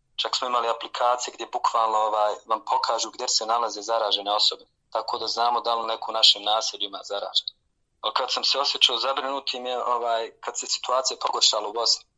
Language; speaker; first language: Bosnian; native; Bosnian